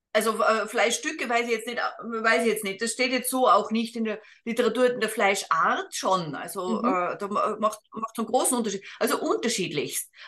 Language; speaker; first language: German; native; German